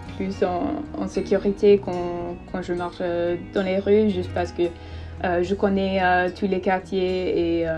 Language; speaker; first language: French; non-native, fluent; English